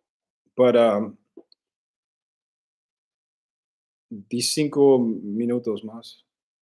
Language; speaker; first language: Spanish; non-native, learner; English